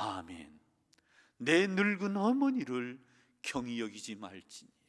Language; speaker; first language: Korean; native; Korean